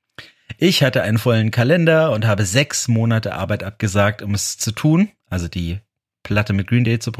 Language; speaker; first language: German; native; German